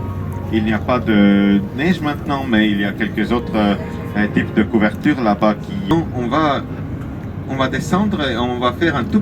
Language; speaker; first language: French; non-native, fluent; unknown